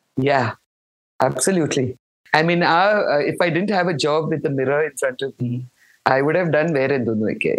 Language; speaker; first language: English; non-native, local second language; Malayalam